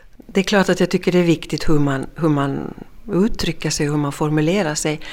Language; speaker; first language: Swedish; native; Swedish